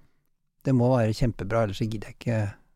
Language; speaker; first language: Norwegian; native; Norwegian